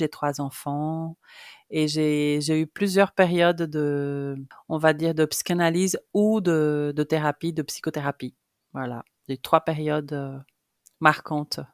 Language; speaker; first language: French; non-native, fluent; Portuguese